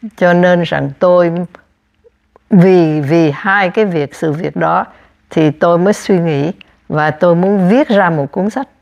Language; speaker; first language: Vietnamese; native; Vietnamese